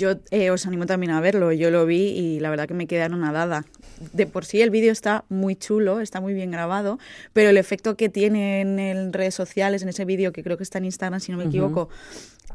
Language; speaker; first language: Spanish; native; Spanish